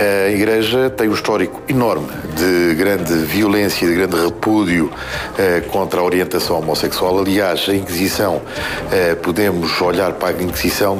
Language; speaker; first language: Portuguese; native; Portuguese